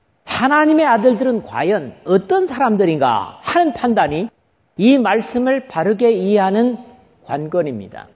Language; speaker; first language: Korean; native; Korean